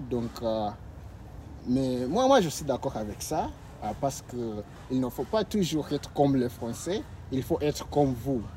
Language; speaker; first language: French; non-native, learner; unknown